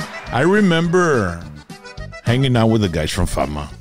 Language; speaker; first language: English; early bilingual, other home language; Spanish